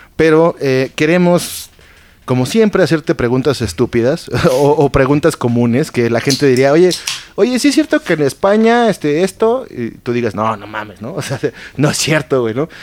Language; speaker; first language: Spanish; native; Spanish